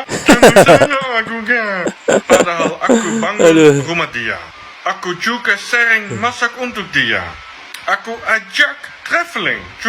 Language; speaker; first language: Indonesian; non-native, fluent; Dutch